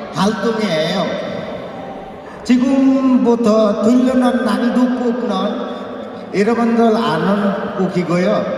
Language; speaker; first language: Korean; non-native, fluent; Bangla